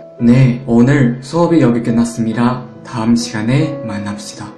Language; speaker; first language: Korean; non-native, fluent; Chinese